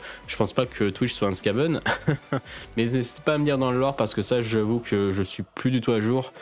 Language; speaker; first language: French; native; French